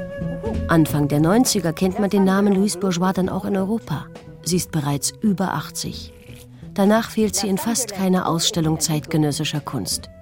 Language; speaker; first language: German; native; German